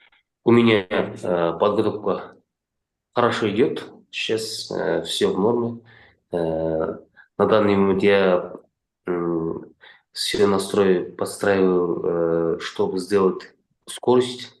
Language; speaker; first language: Russian; non-native, local second language; Kazakh